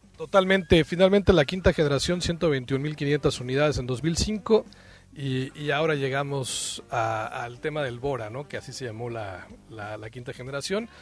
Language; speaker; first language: Spanish; native; Spanish